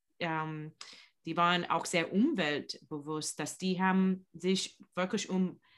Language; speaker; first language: German; non-native, learner; English